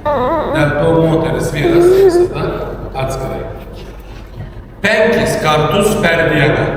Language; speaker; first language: Lithuanian; non-native, learner; Turkish